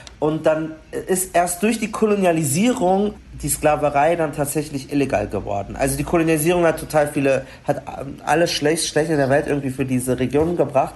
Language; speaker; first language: German; early bilingual, other home language; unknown